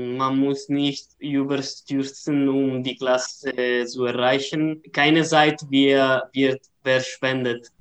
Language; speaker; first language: German; non-native, learner; Italian